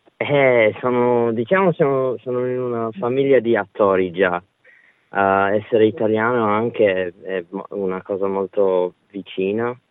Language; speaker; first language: Italian; early bilingual, heritage; Italian